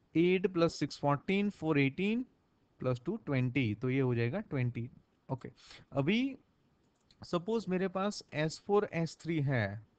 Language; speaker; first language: Hindi; non-native, local second language; Gujarati